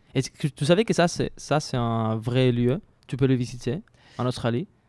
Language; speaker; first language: French; non-native, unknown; Spanish